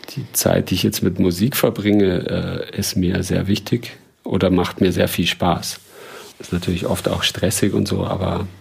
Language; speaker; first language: German; native; German